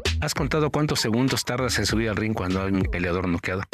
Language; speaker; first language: Spanish; native; Spanish